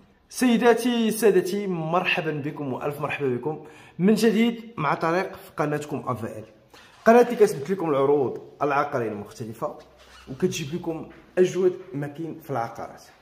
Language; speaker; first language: Arabic; native; Arabic